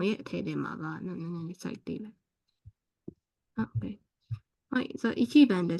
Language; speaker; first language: Japanese; non-native, fluent; Burmese